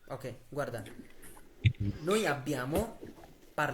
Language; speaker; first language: Italian; non-native, fluent; Bangla